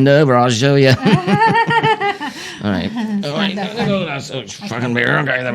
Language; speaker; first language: English; native; English